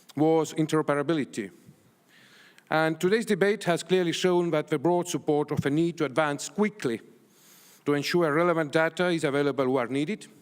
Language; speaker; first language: English; non-native, fluent; Estonian